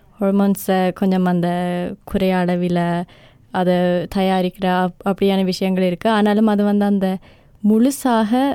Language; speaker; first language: Tamil; early bilingual, heritage; Tamil